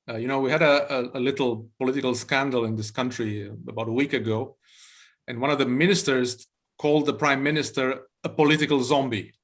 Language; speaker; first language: English; non-native, fluent; Romanian